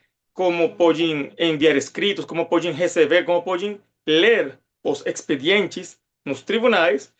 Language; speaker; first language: Portuguese; non-native, fluent; Spanish